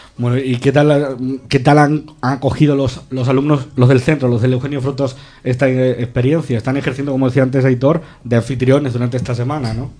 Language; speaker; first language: Spanish; native; Spanish